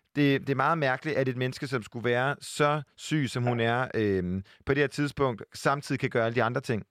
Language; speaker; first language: Danish; native; Danish